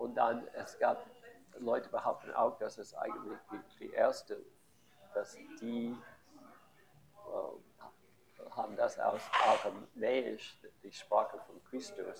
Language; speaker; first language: German; non-native, learner; English